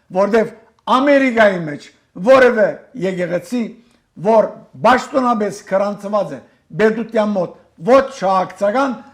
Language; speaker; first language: Armenian; native; Armenian